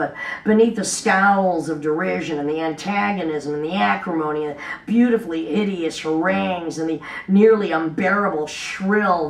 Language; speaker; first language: English; native; English